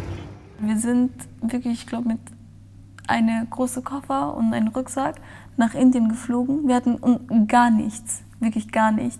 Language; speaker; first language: German; early bilingual, other home language; Persian